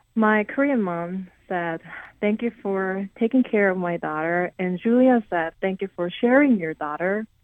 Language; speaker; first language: English; non-native, fluent; Korean